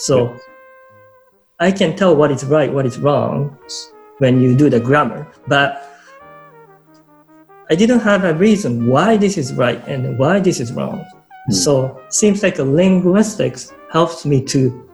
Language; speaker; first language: English; non-native, fluent; Japanese